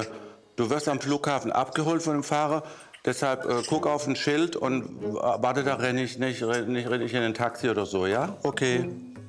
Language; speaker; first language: German; native; German